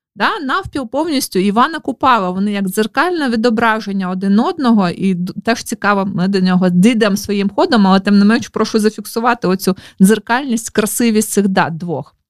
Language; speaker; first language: Ukrainian; non-native, local second language; Russian